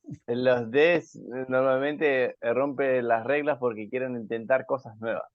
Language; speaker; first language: Spanish; non-native, fluent; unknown